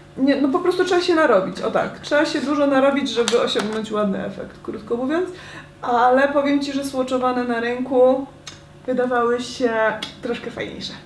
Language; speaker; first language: Polish; native; Polish